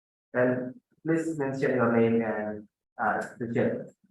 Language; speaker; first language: English; non-native, fluent; Indonesian